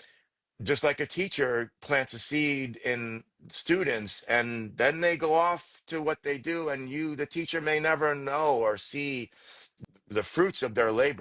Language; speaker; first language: English; native; English